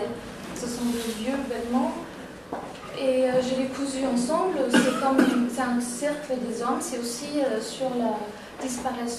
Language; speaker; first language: French; non-native, fluent; German